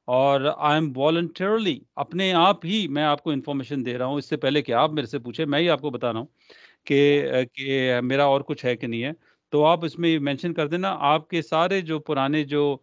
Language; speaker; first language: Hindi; non-native, local second language; Punjabi